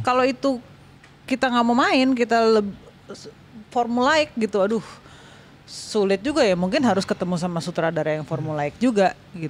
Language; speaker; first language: Indonesian; native; Indonesian